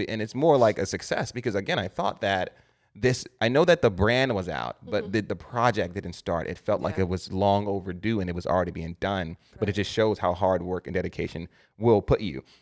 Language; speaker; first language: English; native; English